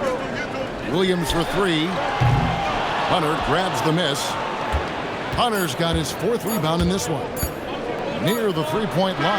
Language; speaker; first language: English; native; English